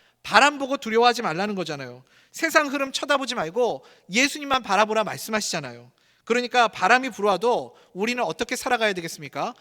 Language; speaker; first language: Korean; native; Korean